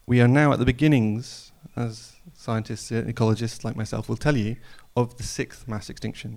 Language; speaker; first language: English; native; English